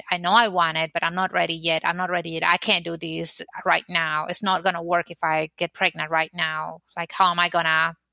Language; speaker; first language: English; non-native, fluent; Spanish